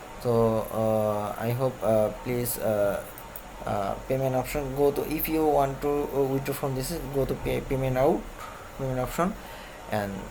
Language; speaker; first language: English; non-native, learner; Bangla